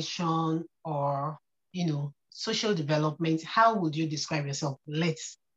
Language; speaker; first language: English; non-native, local second language; Yoruba